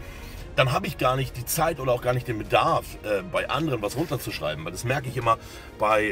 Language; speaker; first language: German; native; German